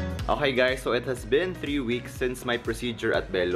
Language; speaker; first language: English; non-native, local second language; Filipino